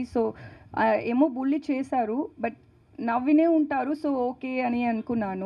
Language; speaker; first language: Telugu; non-native, learner; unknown